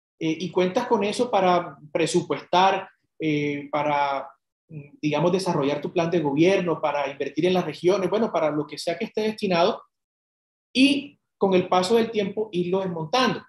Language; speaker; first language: Spanish; native; Spanish